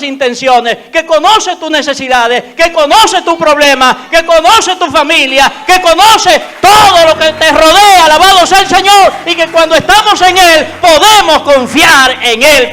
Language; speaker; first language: Spanish; native; Spanish